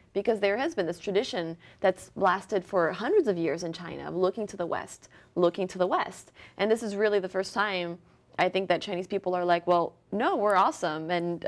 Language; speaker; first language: English; early bilingual, other home language; French